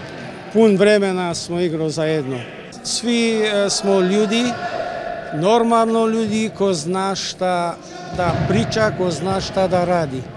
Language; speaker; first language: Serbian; non-native, learner; Romanian